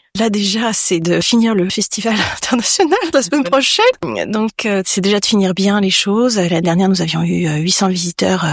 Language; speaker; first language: French; early bilingual, heritage; French